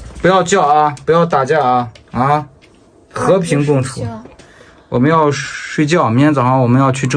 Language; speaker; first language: Chinese; native; Chinese